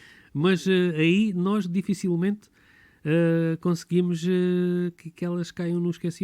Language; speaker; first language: Portuguese; native; Portuguese